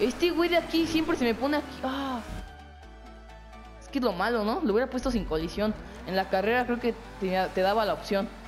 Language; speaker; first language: Spanish; native; Spanish